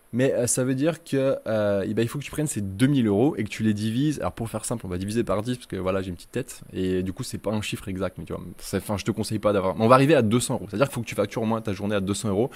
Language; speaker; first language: French; native; French